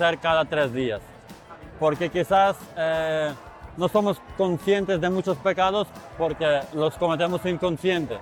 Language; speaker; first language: Spanish; non-native, fluent; Ukrainian